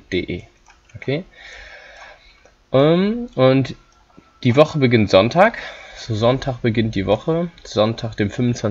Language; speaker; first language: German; non-native, fluent; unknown